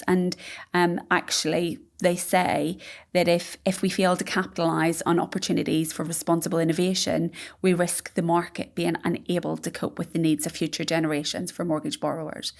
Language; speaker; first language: English; native; English